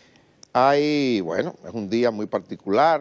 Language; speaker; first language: Spanish; native; Spanish